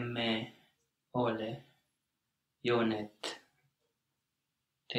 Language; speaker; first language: Finnish; non-native, learner; English